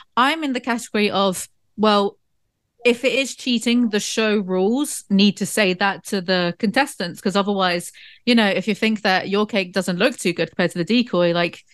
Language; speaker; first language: English; native; English